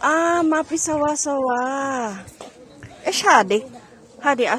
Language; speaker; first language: Arabic; non-native, learner; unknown